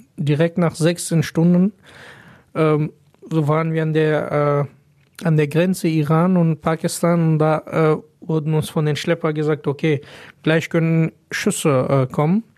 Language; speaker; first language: German; non-native, fluent; Pashto